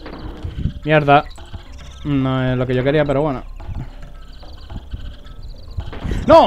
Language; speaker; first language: Spanish; native; Spanish